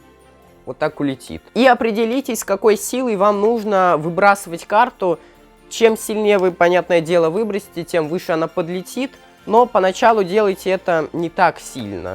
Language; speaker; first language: Russian; native; Russian